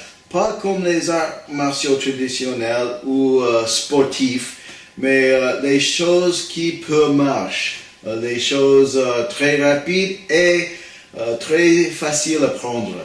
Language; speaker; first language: French; non-native, learner; English